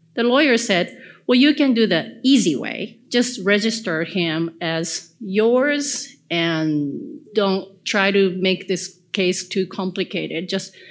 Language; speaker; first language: English; early bilingual, other home language; Korean